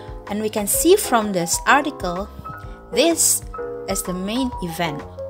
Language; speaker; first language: English; non-native, fluent; Indonesian